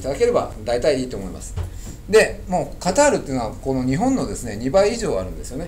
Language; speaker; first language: Japanese; native; Japanese